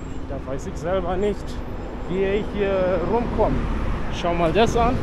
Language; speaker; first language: German; non-native, fluent; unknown